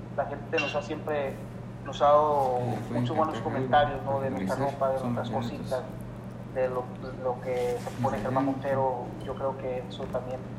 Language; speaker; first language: Spanish; native; Spanish